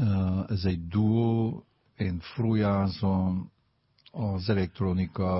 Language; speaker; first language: Hungarian; non-native, fluent; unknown